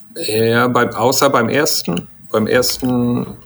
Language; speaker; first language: German; native; German